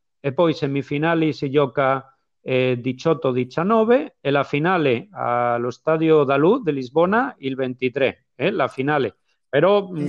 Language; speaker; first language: Italian; non-native, fluent; Spanish